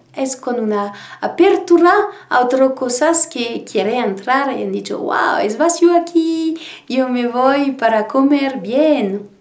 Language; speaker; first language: Spanish; non-native, learner; French